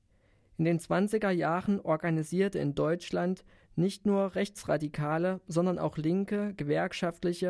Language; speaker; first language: German; native; German